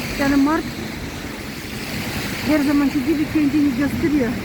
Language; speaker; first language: Turkish; non-native, fluent; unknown